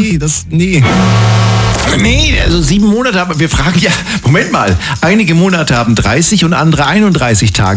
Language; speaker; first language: German; native; German